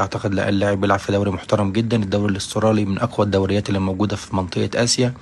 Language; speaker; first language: Arabic; native; Arabic